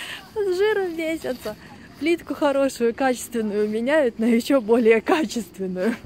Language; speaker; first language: Russian; native; Russian